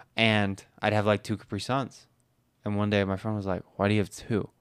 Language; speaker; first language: English; early bilingual, other home language; Filipino